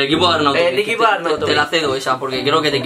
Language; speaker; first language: Spanish; native; Spanish